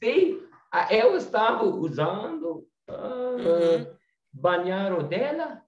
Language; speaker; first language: Portuguese; non-native, learner; English